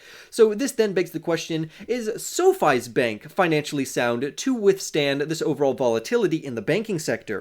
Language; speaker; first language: English; native; English